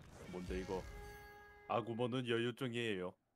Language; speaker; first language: Korean; native; Korean